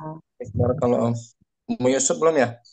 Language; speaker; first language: Indonesian; native; Indonesian